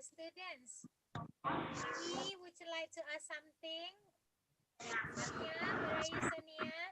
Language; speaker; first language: English; non-native, fluent; Indonesian